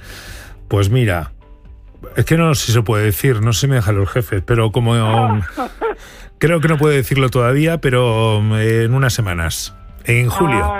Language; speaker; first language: Spanish; native; Spanish